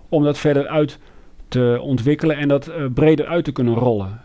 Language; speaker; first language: Dutch; native; Dutch